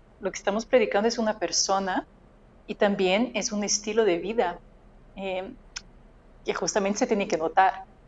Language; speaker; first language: Spanish; non-native, fluent; Portuguese